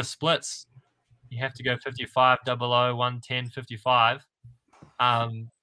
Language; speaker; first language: English; native; English